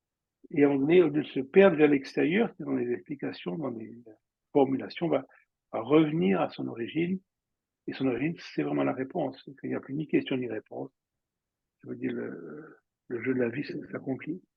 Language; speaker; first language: French; native; French